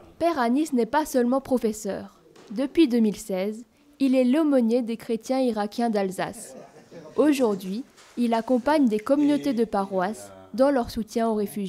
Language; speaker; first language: French; native; French